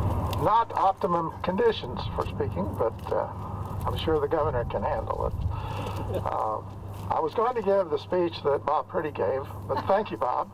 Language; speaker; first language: English; native; English